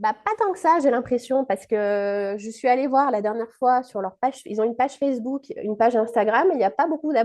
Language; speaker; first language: French; native; French